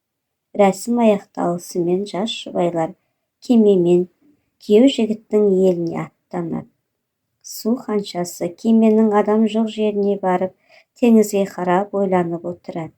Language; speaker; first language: Kazakh; native; Kazakh